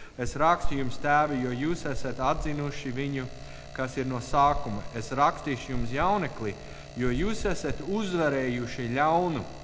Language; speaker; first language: Latvian; non-native, learner; English